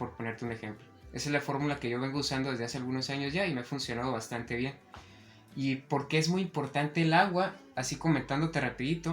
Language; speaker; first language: Spanish; native; Spanish